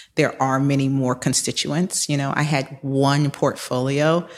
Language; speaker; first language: English; native; English